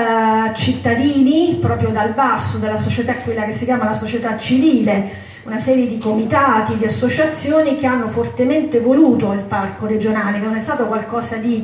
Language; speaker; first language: Italian; native; Italian